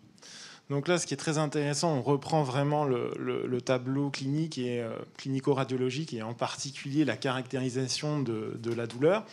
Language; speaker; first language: French; native; French